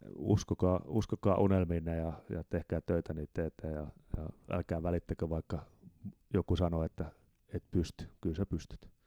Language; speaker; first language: Finnish; native; Finnish